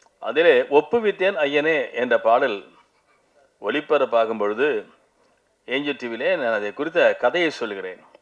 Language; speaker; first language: Tamil; native; Tamil